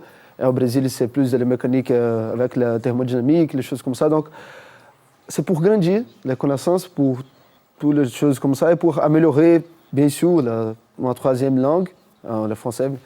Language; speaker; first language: French; non-native, fluent; Portuguese